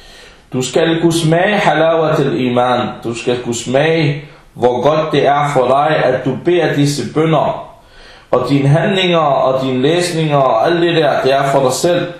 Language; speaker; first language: Danish; early bilingual, other home language; Arabic